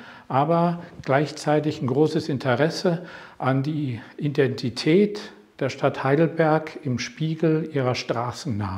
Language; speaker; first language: German; non-native, fluent; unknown